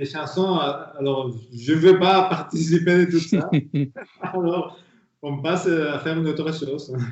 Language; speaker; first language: French; non-native, fluent; Spanish